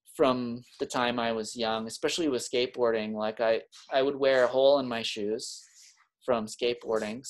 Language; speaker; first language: English; native; English